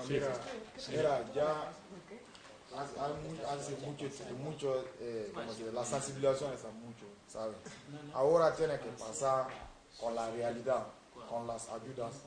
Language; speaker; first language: Spanish; non-native, learner; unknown